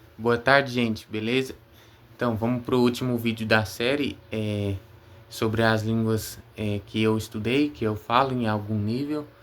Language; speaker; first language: Portuguese; native; Portuguese